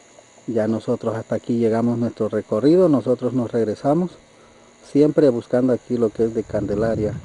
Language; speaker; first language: Spanish; native; Spanish